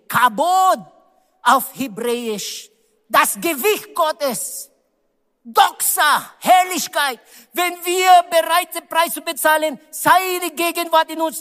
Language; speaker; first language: German; non-native, learner; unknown